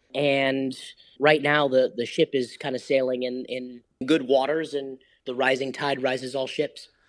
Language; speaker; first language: English; native; English